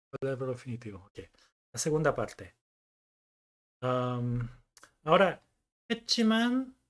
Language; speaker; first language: Spanish; non-native, fluent; Korean